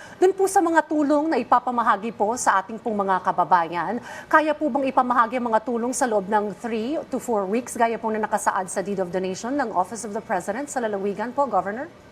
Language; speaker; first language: Filipino; native; Filipino